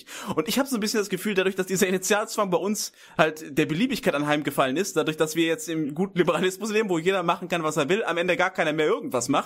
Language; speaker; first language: German; native; German